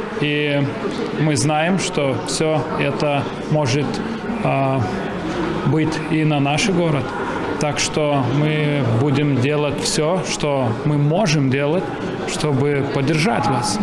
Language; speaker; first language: Russian; non-native, fluent; Lithuanian